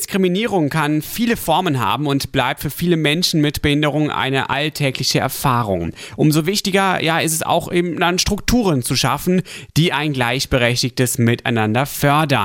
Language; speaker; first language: German; native; German